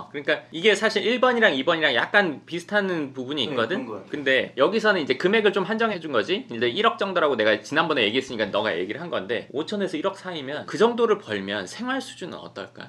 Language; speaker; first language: Korean; native; Korean